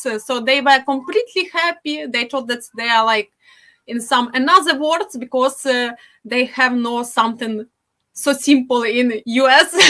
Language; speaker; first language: English; non-native, fluent; Ukrainian